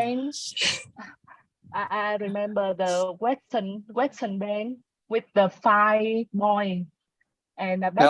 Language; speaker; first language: English; non-native, learner; Vietnamese